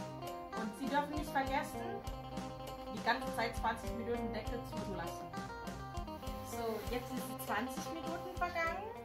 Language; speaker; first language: German; non-native, fluent; Thai